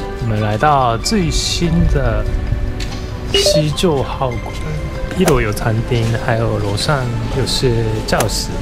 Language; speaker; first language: Chinese; non-native, fluent; Japanese